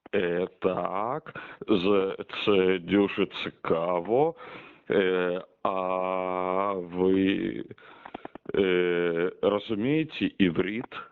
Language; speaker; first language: Ukrainian; non-native, learner; Russian